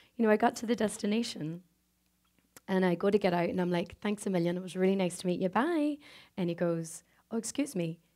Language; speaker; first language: English; native; English